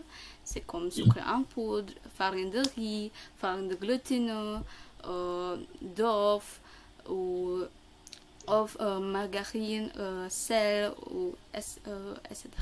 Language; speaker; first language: French; non-native, learner; Indonesian